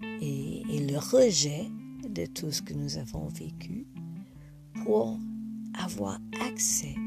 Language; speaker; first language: French; non-native, fluent; English